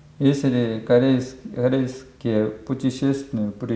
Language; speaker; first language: Russian; non-native, learner; Korean